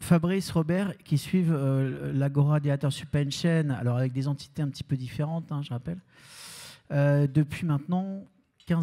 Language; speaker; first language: French; native; French